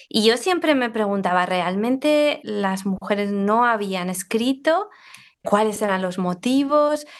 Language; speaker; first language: Spanish; native; Spanish